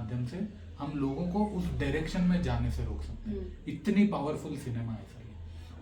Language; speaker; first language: Hindi; native; Hindi